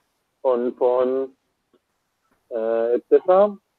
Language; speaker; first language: German; non-native, learner; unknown